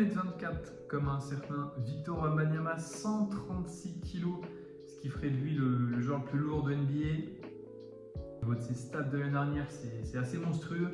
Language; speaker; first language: French; native; French